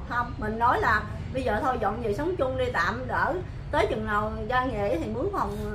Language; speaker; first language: Vietnamese; native; Vietnamese